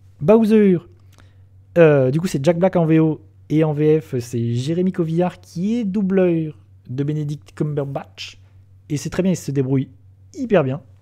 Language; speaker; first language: French; native; French